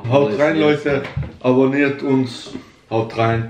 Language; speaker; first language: German; native; German